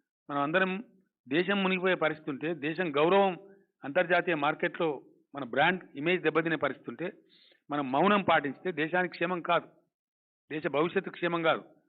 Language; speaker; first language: Telugu; native; Telugu